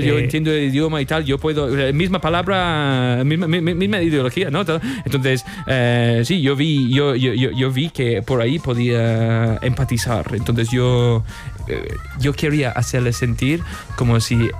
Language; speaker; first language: Spanish; non-native, fluent; English